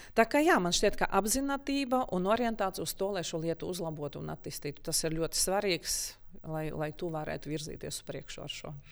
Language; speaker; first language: Latvian; non-native, local second language; Russian